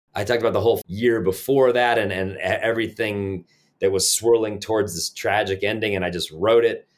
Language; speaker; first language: English; native; English